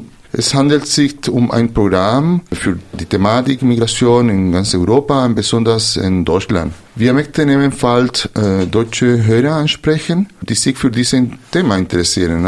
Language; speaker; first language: German; non-native, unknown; Spanish